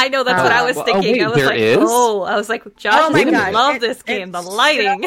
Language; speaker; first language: English; native; English